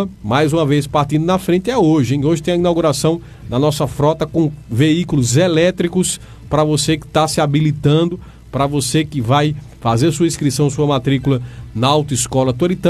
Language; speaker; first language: Portuguese; native; Portuguese